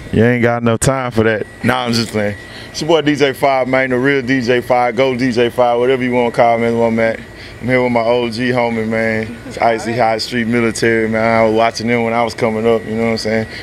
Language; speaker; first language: English; native; English